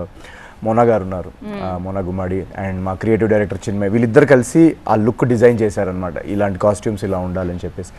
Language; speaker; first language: Telugu; native; Telugu